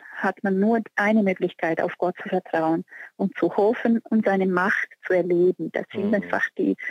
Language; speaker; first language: German; non-native, fluent; Portuguese